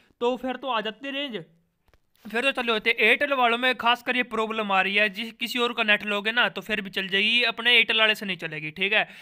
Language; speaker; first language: Hindi; native; Hindi